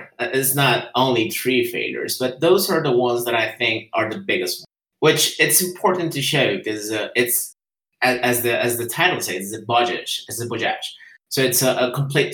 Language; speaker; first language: English; non-native, fluent; Spanish